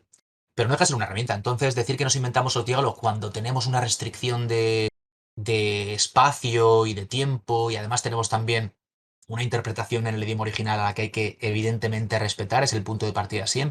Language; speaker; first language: Spanish; native; Spanish